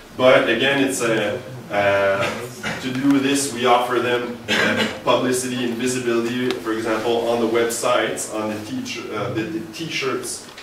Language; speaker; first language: English; native; English